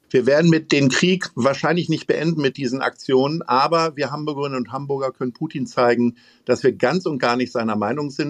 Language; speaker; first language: German; native; German